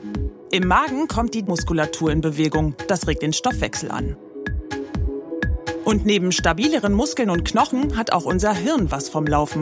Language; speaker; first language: German; native; German